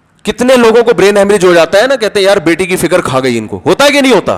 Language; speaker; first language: Urdu; native; Urdu